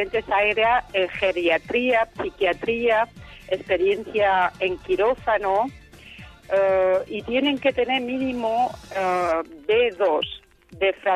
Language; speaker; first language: Spanish; non-native, fluent; French